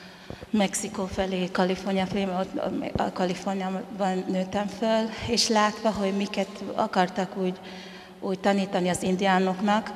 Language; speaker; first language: Hungarian; non-native, fluent; Tongan